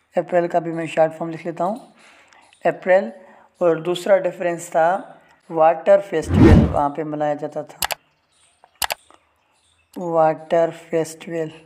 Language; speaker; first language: Urdu; non-native, local second language; Sindhi